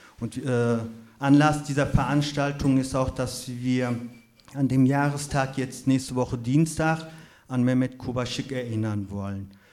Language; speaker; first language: German; native; German